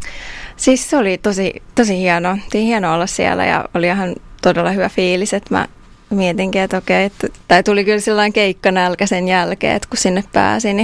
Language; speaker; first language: Finnish; native; Finnish